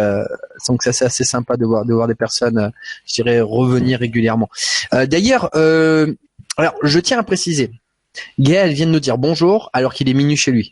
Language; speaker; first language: French; native; French